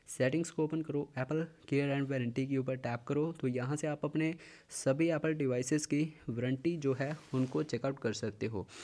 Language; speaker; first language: Hindi; native; Hindi